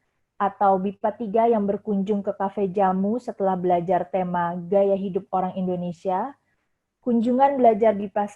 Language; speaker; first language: Indonesian; native; Indonesian